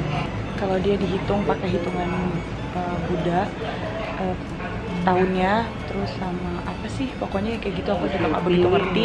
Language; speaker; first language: Indonesian; native; Indonesian